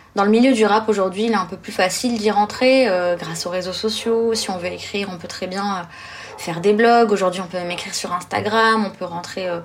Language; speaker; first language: French; early bilingual, other home language; Arabic